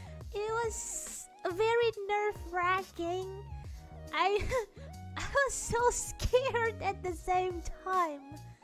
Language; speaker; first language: English; non-native, fluent; Indonesian